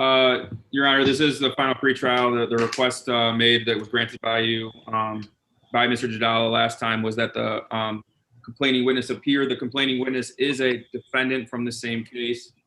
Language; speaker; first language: English; native; English